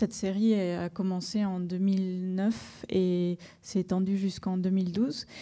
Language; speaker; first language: French; non-native, fluent; Spanish